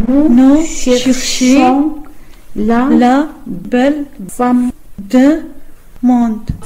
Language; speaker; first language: French; non-native, learner; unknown